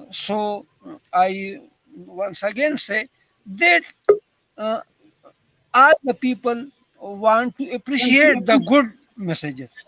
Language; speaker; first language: English; non-native, learner; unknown